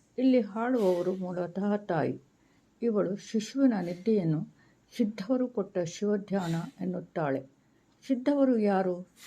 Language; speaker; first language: Kannada; native; Kannada